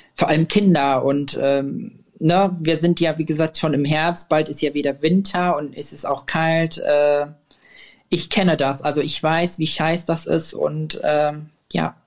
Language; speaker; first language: German; non-native, fluent; Arabic